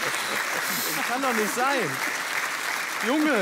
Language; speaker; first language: German; native; German